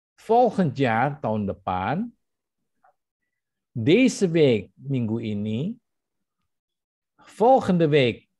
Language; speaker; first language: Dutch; non-native, fluent; Indonesian